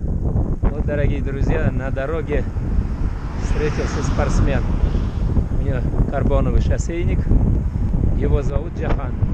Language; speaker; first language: Russian; non-native, local second language; Uzbek